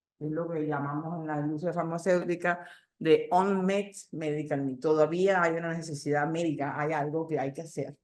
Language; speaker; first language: Spanish; native; Spanish